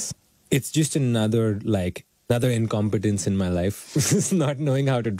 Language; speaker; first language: English; native; English